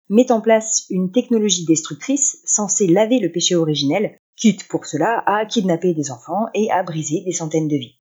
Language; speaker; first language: French; native; French